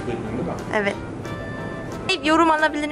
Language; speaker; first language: Turkish; non-native, fluent; Korean